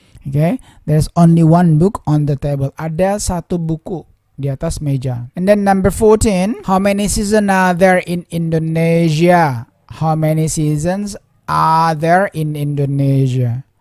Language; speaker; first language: English; non-native, fluent; Indonesian